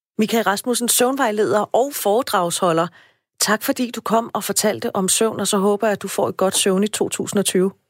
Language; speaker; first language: Danish; native; Danish